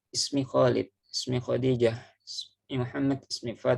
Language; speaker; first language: Arabic; non-native, fluent; Indonesian